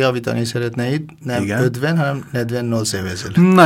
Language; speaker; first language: Hungarian; non-native, fluent; Bangla